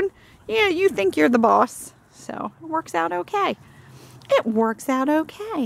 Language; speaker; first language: English; native; English